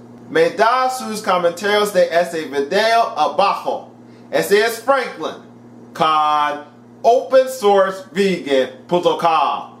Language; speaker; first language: Spanish; non-native, learner; English